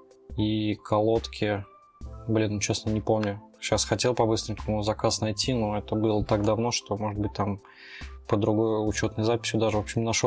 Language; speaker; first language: Russian; native; Russian